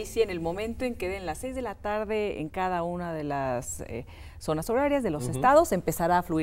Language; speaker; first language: Spanish; native; Spanish